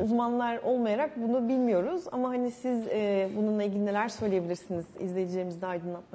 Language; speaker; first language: Turkish; native; Turkish